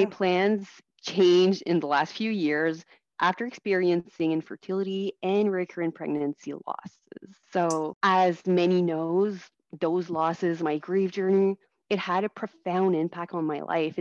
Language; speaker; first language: English; non-native, fluent; French